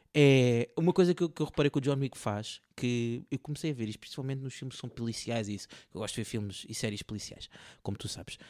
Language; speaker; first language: Portuguese; native; Portuguese